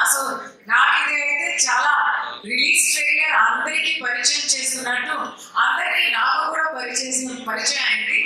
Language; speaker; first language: Telugu; non-native, local second language; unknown